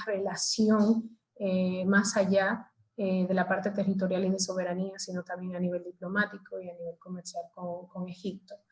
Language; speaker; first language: Spanish; native; Spanish